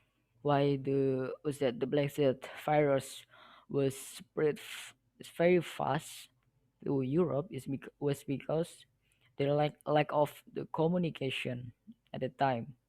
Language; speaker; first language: English; non-native, learner; Indonesian